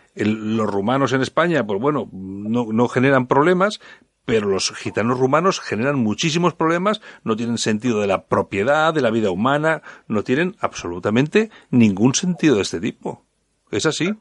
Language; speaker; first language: Spanish; native; Spanish